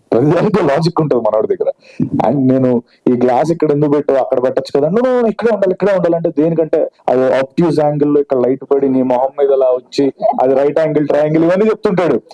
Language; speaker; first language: Telugu; native; Telugu